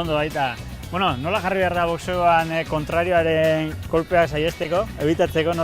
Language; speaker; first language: Basque; native; Basque